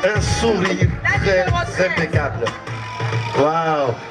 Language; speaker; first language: French; non-native, local second language; Rundi